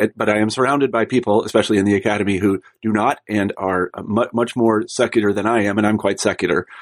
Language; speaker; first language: English; native; English